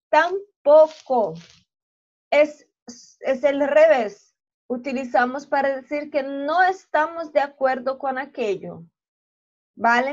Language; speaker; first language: Spanish; non-native, fluent; Portuguese